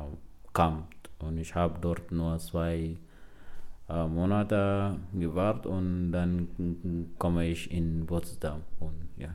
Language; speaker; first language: German; non-native, learner; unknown